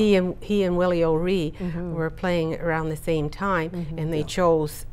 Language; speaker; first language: English; native; English